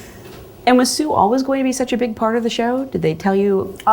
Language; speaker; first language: English; native; English